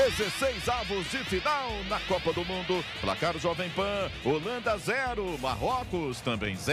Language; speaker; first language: Portuguese; native; Portuguese